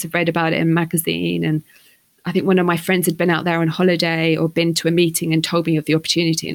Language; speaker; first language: English; native; English